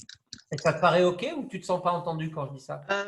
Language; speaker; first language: French; native; French